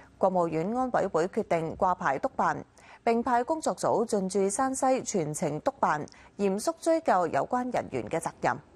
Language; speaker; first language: Chinese; non-native, local second language; Cantonese